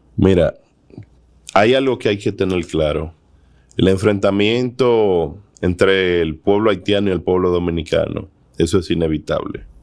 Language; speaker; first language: Spanish; native; Spanish